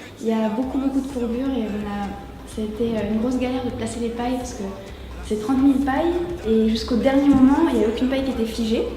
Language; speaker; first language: French; native; French